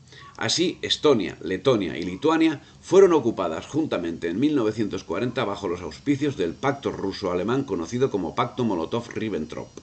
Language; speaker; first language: Spanish; native; Spanish